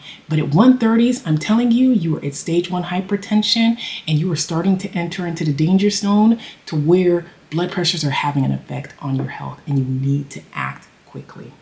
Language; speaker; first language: English; native; English